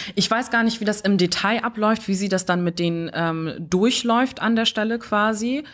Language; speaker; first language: German; early bilingual, other home language; French